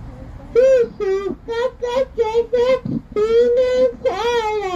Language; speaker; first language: Chinese; native; Chinese